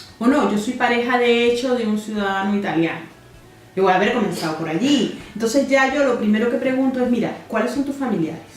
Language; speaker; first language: Spanish; native; Spanish